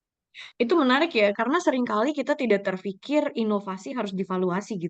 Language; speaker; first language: Indonesian; native; Indonesian